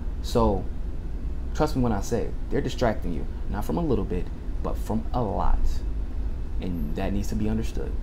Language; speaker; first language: English; native; English